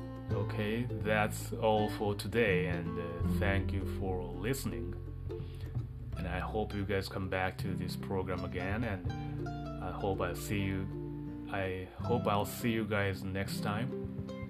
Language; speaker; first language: English; non-native, fluent; Japanese